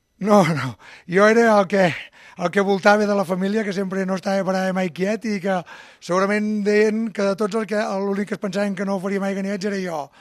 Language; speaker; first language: Catalan; native; Catalan